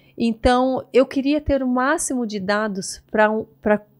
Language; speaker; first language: Portuguese; native; Portuguese